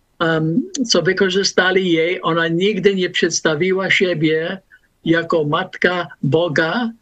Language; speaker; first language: Polish; non-native, fluent; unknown